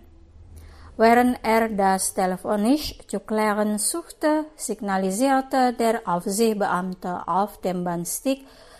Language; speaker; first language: German; non-native, fluent; Indonesian